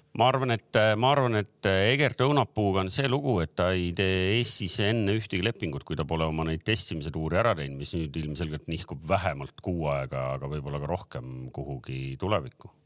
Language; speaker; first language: Estonian; native; Estonian